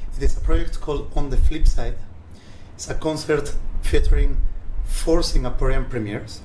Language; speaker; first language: English; non-native, fluent; Spanish